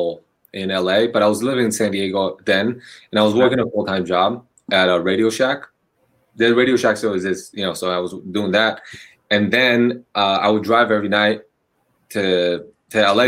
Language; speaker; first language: English; non-native, fluent; Chinese